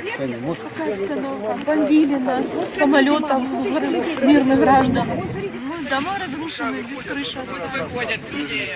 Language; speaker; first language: Russian; native; Russian